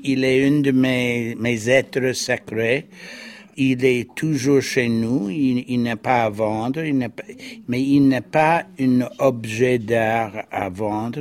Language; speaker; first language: French; non-native, fluent; English